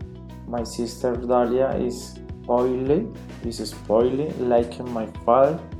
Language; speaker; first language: English; non-native, learner; Spanish